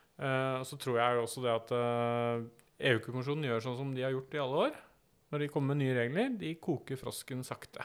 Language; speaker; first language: Norwegian; native; Norwegian